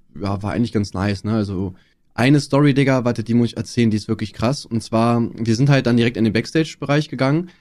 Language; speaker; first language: German; native; German